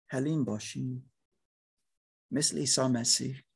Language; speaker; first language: Persian; non-native, learner; English